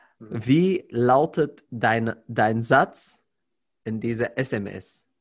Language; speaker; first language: German; non-native, fluent; Arabic